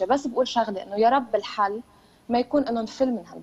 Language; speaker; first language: Arabic; native; Arabic